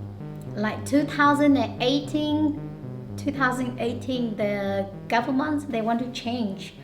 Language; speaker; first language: English; non-native, learner; Hmong